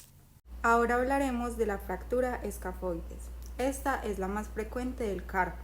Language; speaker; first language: Spanish; native; Spanish